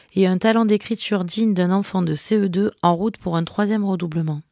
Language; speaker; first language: French; native; French